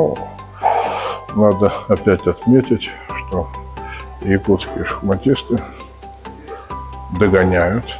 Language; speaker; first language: Russian; native; Russian